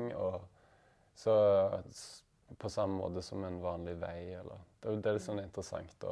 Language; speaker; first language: Norwegian; native; Norwegian